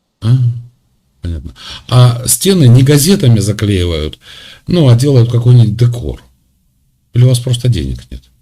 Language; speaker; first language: Russian; native; Russian